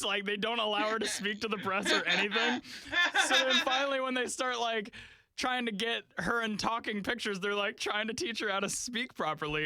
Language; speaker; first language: English; native; English